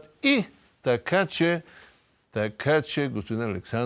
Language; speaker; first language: Bulgarian; native; Bulgarian